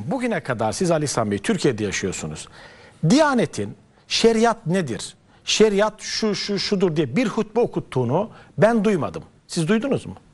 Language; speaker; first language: Turkish; native; Turkish